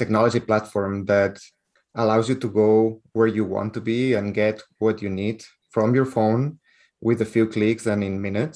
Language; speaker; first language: English; non-native, fluent; Spanish